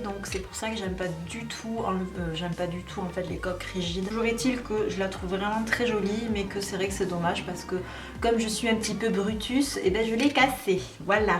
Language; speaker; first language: French; native; French